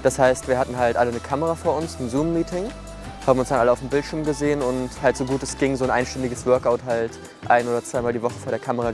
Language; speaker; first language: German; native; German